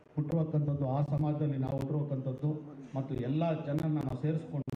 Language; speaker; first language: Kannada; non-native, local second language; Telugu